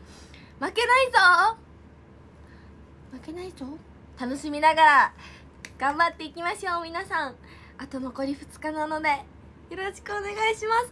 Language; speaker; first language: Japanese; native; Japanese